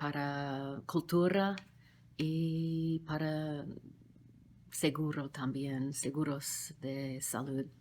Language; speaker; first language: Spanish; non-native, fluent; English